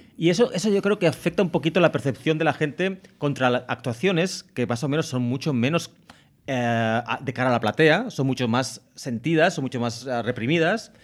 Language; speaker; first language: Spanish; native; Spanish